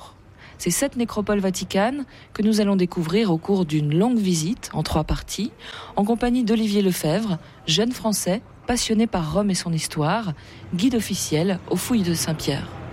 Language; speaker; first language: French; native; French